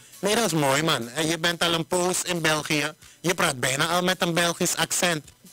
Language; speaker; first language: Dutch; native; Dutch